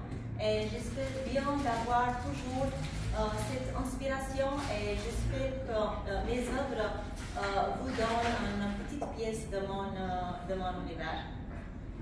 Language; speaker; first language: French; non-native, fluent; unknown